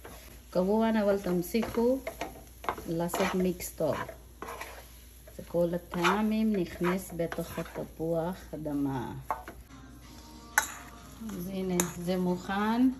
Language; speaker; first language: Hebrew; non-native, fluent; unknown